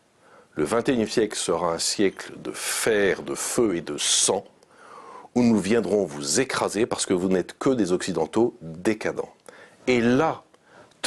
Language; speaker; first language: French; native; French